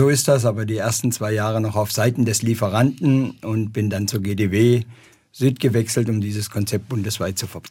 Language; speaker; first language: German; native; German